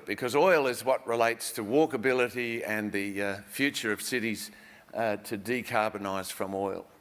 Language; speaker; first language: English; native; English